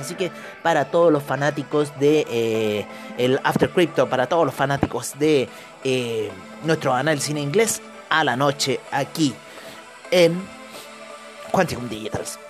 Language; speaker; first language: Spanish; native; Spanish